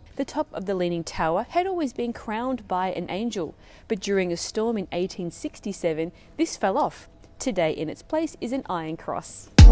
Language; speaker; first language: English; early bilingual, other home language; Italian